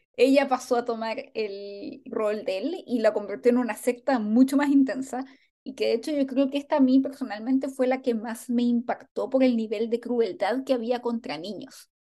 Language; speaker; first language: Spanish; native; Spanish